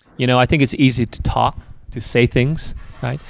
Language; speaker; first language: English; native; English